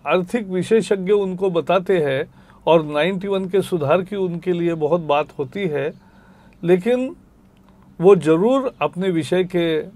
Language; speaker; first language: Hindi; native; Hindi